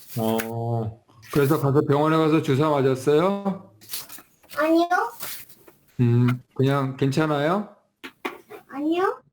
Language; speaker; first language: Korean; native; Korean